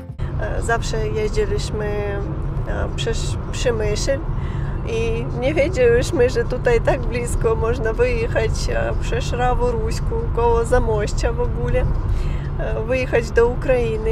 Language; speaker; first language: Polish; non-native, learner; Ukrainian